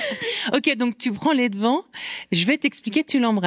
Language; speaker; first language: French; native; French